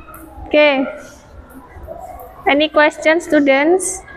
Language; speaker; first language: English; non-native, learner; Indonesian